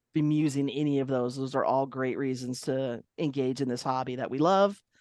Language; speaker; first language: English; native; English